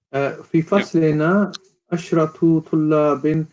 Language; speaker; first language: Arabic; non-native, learner; English